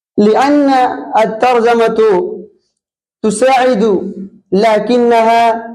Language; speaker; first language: Arabic; non-native, learner; Urdu